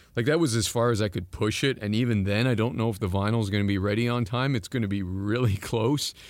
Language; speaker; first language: English; non-native, fluent; French